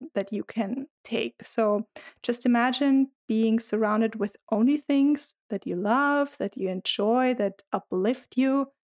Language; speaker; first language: English; non-native, fluent; German